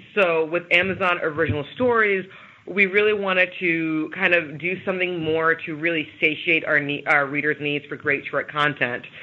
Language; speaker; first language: English; native; English